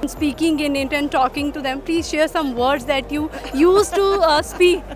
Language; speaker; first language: English; non-native, local second language; Punjabi